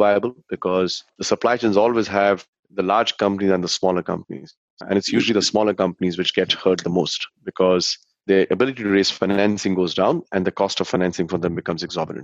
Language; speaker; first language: English; non-native, local second language; Hindi